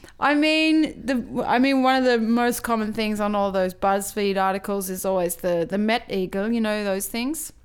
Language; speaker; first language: English; native; English